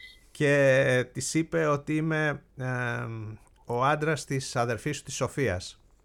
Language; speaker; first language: Greek; native; Greek